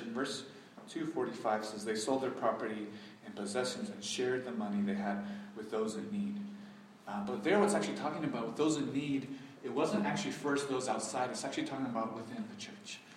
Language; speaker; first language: English; early bilingual, heritage; English